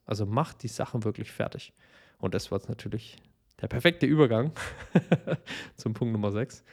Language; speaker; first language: German; native; German